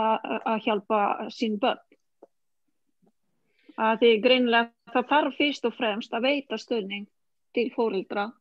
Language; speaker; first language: Icelandic; non-native, learner; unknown